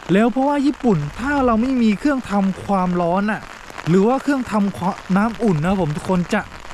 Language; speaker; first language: Thai; native; Thai